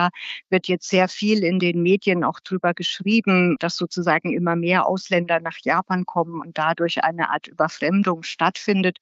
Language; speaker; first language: German; native; German